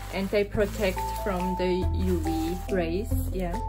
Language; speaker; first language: English; non-native, fluent; German